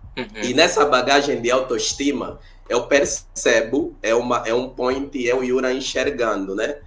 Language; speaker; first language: Portuguese; early bilingual, other home language; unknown